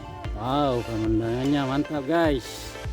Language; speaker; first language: Malay; native; Malay